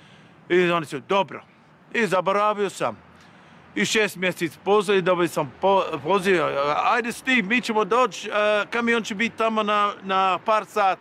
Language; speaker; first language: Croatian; non-native, fluent; English